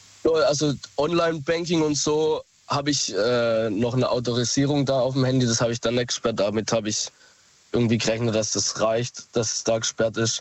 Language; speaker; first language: German; native; German